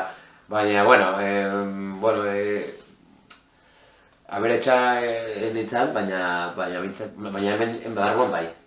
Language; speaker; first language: Basque; non-native, local second language; Spanish